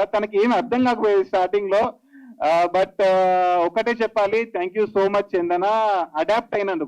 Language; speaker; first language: Telugu; native; Telugu